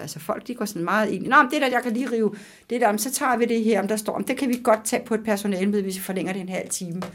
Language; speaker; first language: Danish; native; Danish